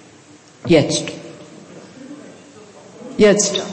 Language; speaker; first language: German; native; German